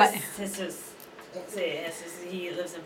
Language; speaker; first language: Spanish; early bilingual, heritage; Spanish